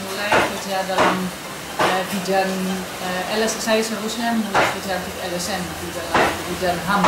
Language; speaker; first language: Indonesian; non-native, fluent; Dutch